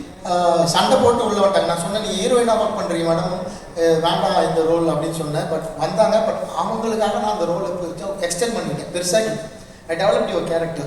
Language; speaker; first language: Tamil; native; Tamil